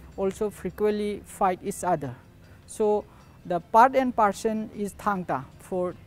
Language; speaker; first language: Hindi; non-native, local second language; Manipuri